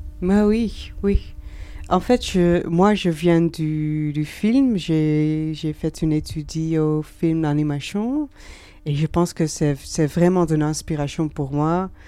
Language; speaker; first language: French; non-native, learner; Dutch